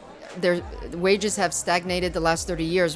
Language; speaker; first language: English; early bilingual, other home language; Spanish